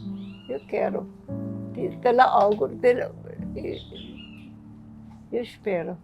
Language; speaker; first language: Portuguese; non-native, fluent; Italian